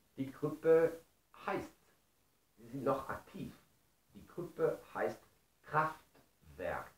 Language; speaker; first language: German; non-native, fluent; Spanish